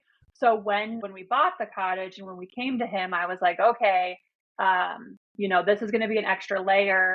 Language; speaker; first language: English; native; English